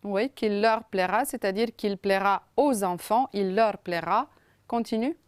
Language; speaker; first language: French; non-native, fluent; Romanian